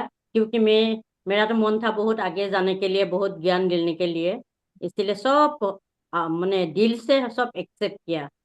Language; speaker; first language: Hindi; non-native, local second language; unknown